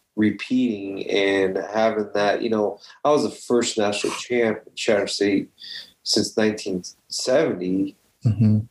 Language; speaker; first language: English; native; English